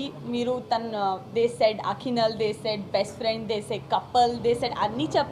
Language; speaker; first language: Telugu; non-native, local second language; Gujarati